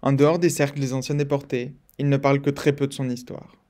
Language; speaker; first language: French; native; French